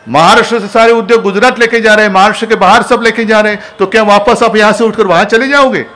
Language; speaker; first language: Hindi; non-native, local second language; Marathi